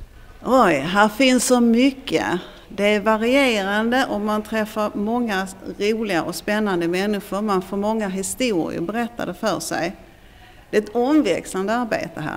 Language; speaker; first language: Swedish; native; Swedish